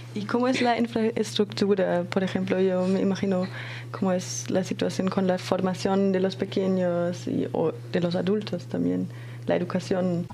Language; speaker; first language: Spanish; non-native, fluent; German